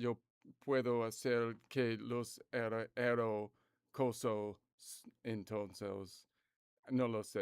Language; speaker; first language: Spanish; non-native, learner; English